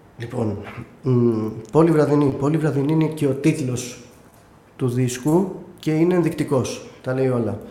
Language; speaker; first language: Greek; native; Greek